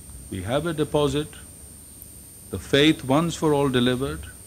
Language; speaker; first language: English; non-native, local second language; Urdu